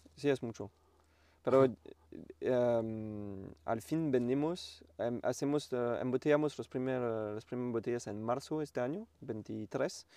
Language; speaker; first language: Spanish; non-native, learner; French